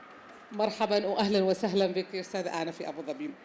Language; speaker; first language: Arabic; native; Arabic